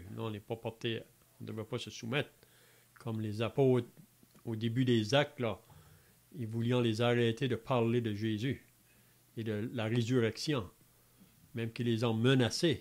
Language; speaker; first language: French; native; French